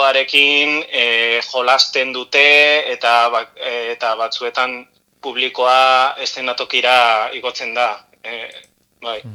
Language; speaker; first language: Basque; non-native, local second language; Spanish